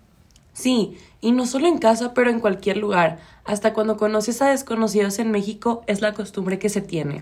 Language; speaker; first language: Spanish; native; Spanish